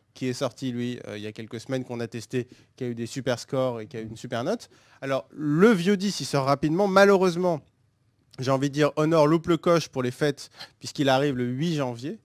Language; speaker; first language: French; native; French